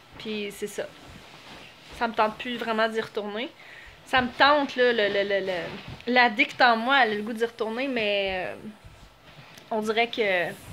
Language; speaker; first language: French; native; French